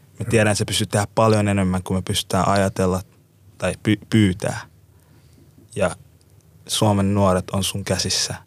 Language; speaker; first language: Finnish; native; Finnish